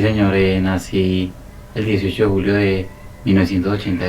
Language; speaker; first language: Spanish; native; Spanish